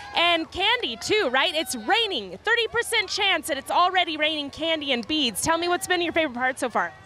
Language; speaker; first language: English; native; English